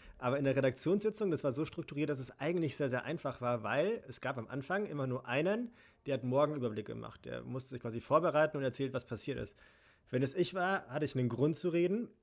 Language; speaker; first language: German; native; German